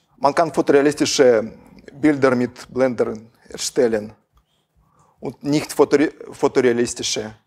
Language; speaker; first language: German; non-native, fluent; Russian